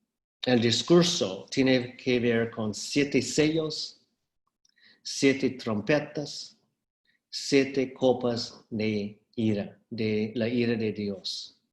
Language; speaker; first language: Spanish; non-native, fluent; English